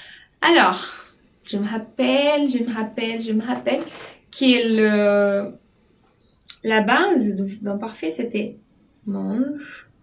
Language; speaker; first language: French; non-native, fluent; Portuguese